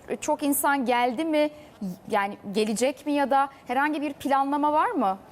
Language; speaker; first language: Turkish; native; Turkish